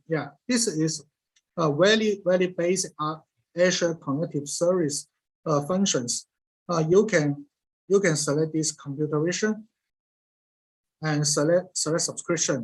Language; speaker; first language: English; non-native, learner; Cantonese